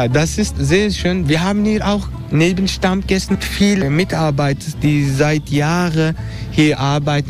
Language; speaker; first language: German; non-native, fluent; Turkish